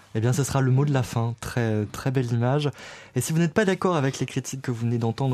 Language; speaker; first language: French; native; French